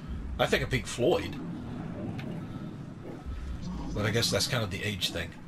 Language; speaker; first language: English; native; English